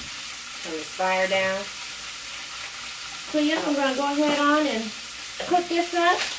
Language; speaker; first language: English; native; English